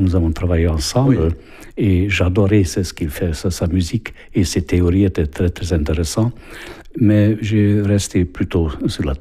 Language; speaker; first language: French; non-native, fluent; Hungarian